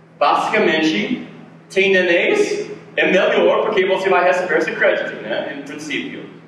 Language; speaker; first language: Portuguese; non-native, fluent; English